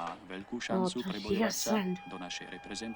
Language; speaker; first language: Slovak; native; Slovak